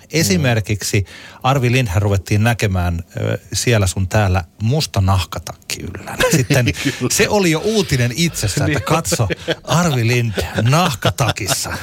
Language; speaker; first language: Finnish; native; Finnish